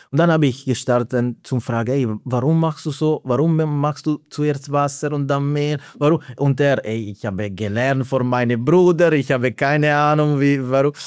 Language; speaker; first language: German; non-native, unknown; Italian